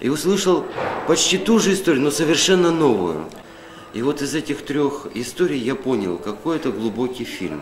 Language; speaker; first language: Russian; native; Russian